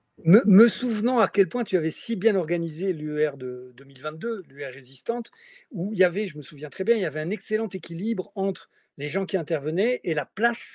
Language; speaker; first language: French; native; French